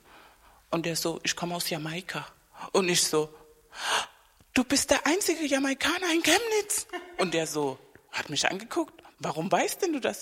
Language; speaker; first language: German; non-native, fluent; Spanish